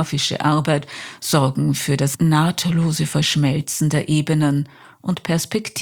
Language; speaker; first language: German; native; German